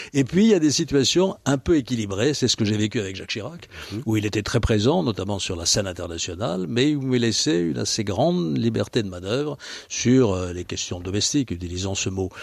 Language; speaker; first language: French; native; French